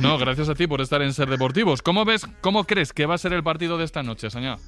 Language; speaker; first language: Spanish; native; Spanish